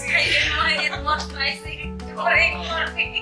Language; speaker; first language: English; non-native, learner; Indonesian